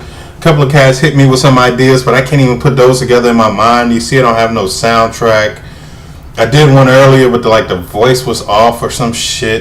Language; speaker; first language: English; native; English